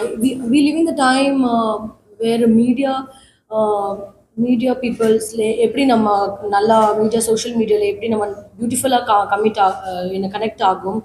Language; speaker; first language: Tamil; non-native, learner; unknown